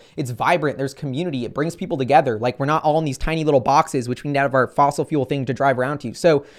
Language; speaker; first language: English; native; English